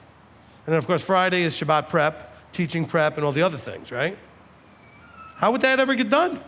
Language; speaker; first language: English; native; English